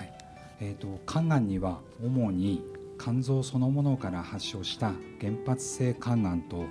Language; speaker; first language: Japanese; native; Japanese